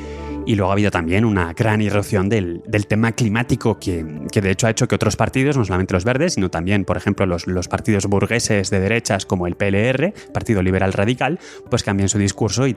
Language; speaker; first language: Spanish; native; Spanish